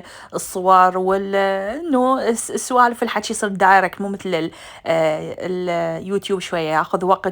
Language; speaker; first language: Arabic; native; Arabic